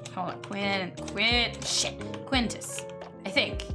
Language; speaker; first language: English; native; English